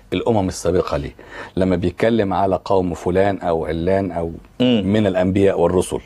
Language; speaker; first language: Arabic; native; Arabic